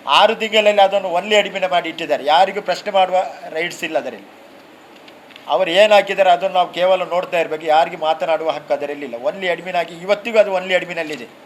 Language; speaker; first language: Kannada; non-native, local second language; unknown